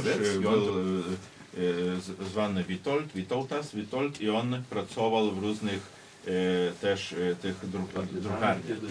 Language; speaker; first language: Polish; non-native, local second language; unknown